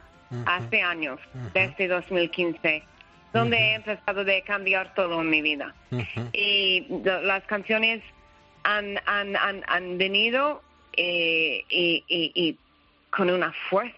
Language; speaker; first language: Spanish; non-native, learner; English